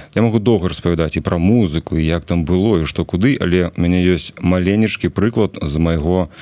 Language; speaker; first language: Belarusian; non-native, local second language; Russian